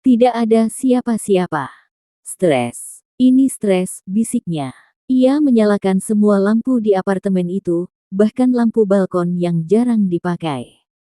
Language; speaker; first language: Indonesian; native; Indonesian